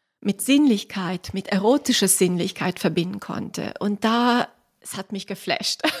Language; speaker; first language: German; non-native, fluent; Italian